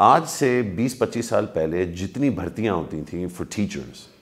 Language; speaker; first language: English; early bilingual, other home language; Urdu